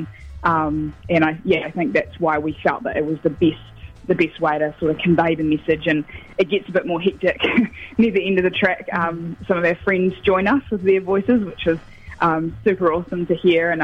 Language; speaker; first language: English; native; English